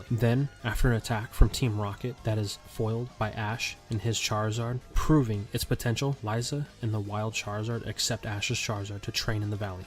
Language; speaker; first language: English; native; English